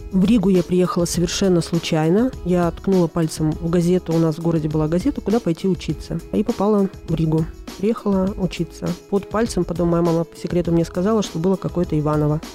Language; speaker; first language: Russian; native; Russian